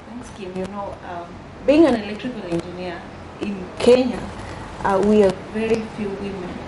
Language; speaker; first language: English; non-native, local second language; Luyia